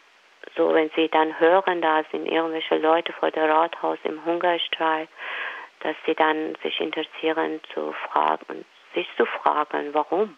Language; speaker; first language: German; non-native, fluent; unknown